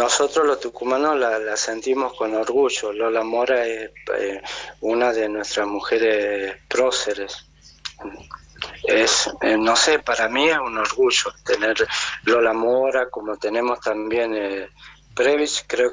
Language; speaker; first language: Spanish; native; Spanish